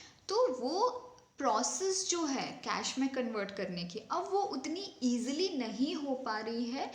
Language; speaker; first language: Hindi; native; Hindi